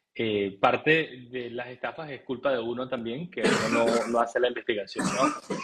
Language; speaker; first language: Spanish; native; Spanish